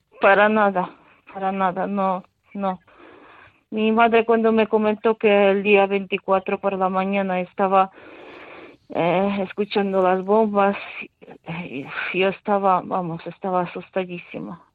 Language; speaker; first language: Spanish; non-native, fluent; Ukrainian